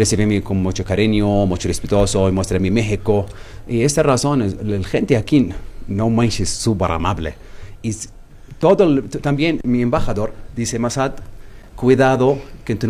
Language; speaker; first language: Spanish; non-native, learner; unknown